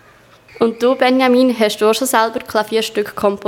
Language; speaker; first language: German; native; German